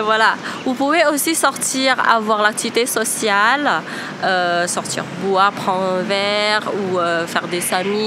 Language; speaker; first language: French; non-native, fluent; Thai